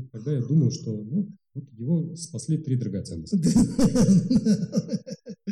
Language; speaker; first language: Russian; native; Russian